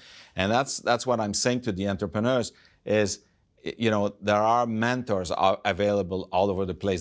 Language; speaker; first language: English; non-native, fluent; French